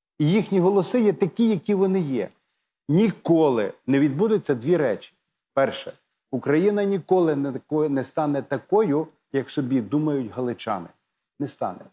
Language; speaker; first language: Ukrainian; native; Ukrainian